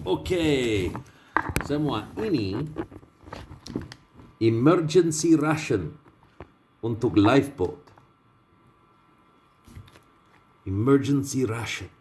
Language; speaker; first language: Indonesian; non-native, learner; English